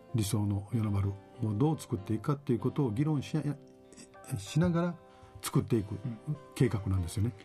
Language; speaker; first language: Japanese; native; Japanese